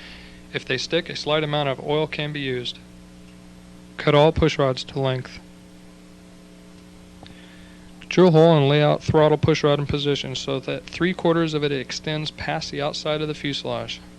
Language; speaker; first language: English; native; English